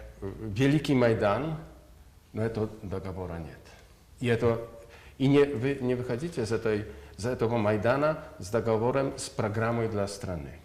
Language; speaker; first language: Russian; non-native, learner; Polish